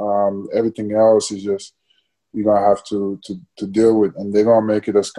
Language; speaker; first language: English; non-native, fluent; Wolof